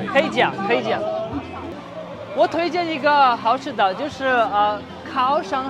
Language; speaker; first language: Chinese; non-native, fluent; Urdu